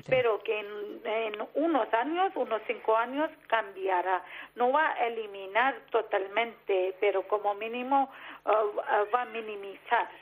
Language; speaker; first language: Spanish; non-native, learner; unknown